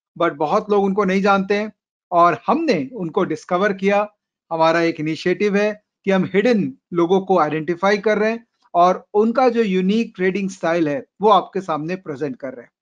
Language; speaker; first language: Hindi; native; Hindi